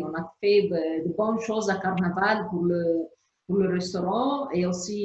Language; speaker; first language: French; non-native, fluent; Arabic